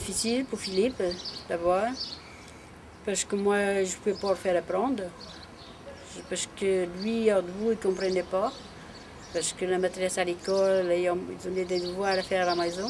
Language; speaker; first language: French; non-native, learner; Portuguese